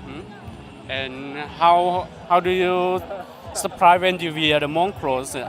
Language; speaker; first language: English; non-native, learner; Hmong